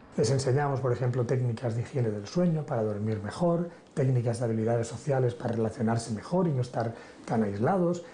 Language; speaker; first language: Spanish; native; Spanish